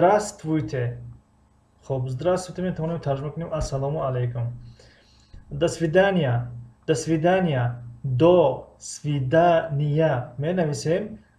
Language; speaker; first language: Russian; non-native, fluent; Tajik